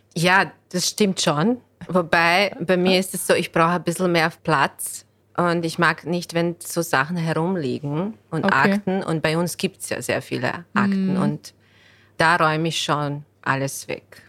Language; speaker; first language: German; non-native, fluent; Bosnian